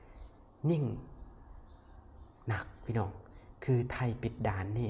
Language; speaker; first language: Thai; non-native, local second language; Northeastern Thai